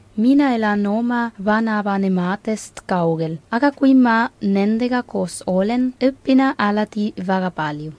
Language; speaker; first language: Estonian; non-native, fluent; Spanish